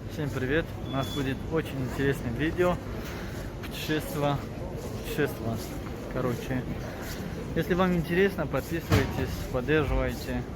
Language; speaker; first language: Russian; non-native, local second language; Tajik